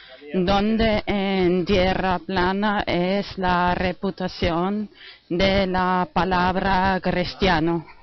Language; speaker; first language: Spanish; non-native, fluent; German